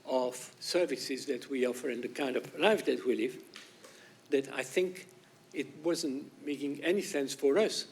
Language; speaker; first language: English; non-native, fluent; French